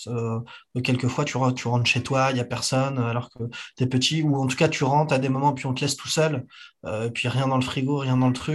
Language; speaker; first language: French; native; French